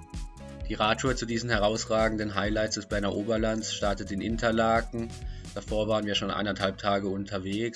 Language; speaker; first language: German; native; German